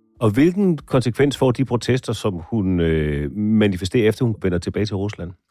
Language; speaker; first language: Danish; native; Danish